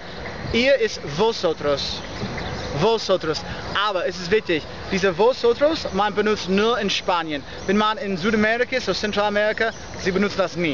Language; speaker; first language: German; non-native, learner; English